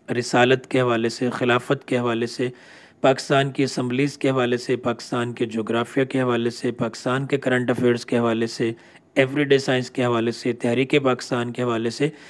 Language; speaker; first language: Urdu; non-native, local second language; Punjabi